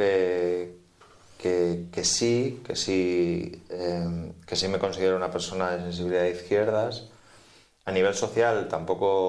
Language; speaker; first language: Spanish; native; Spanish